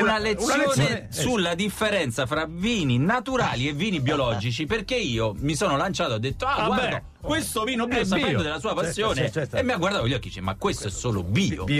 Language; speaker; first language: Italian; native; Italian